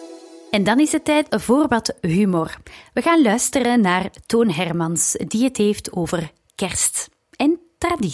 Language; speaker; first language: Dutch; native; Dutch